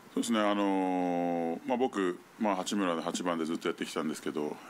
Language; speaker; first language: Japanese; native; Japanese